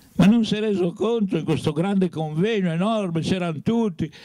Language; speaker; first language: Italian; native; Italian